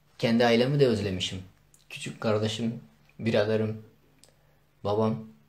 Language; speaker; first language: Turkish; non-native, local second language; Kurdish